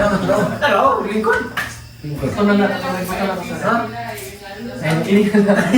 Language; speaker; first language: Filipino; non-native, local second language; Cebuano